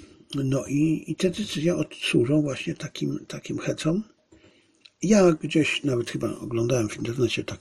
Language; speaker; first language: Polish; native; Polish